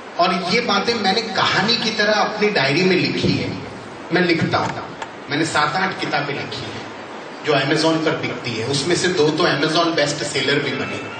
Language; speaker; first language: Hindi; native; Hindi